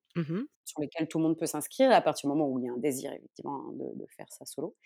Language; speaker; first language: French; native; French